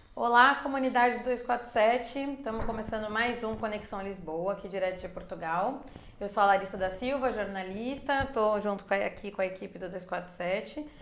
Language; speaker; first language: Portuguese; native; Portuguese